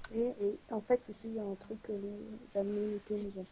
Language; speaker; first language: French; native; French